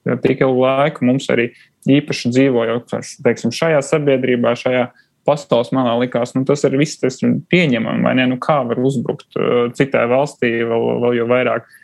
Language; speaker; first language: Latvian; non-native, local second language; Russian